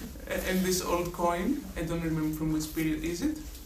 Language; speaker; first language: English; non-native, fluent; Greek